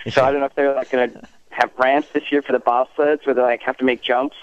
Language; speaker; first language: English; native; English